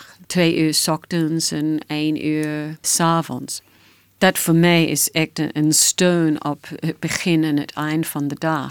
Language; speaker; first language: Dutch; non-native, fluent; English